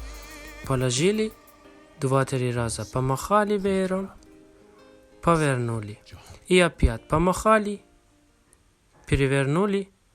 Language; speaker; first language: Russian; non-native, fluent; Persian